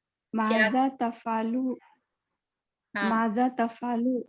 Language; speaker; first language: Arabic; non-native, learner; Urdu